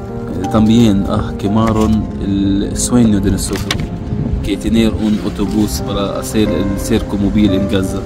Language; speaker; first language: Spanish; non-native, fluent; Arabic